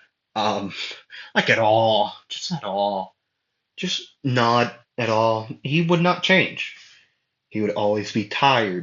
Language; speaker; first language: English; native; English